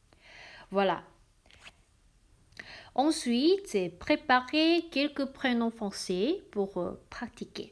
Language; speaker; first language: French; non-native, fluent; Korean